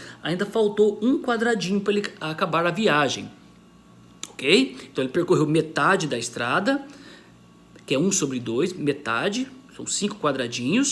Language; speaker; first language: Portuguese; native; Portuguese